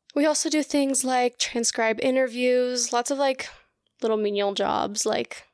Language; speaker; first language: English; early bilingual, other home language; Russian